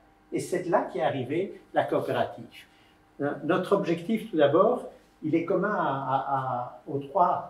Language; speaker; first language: French; native; French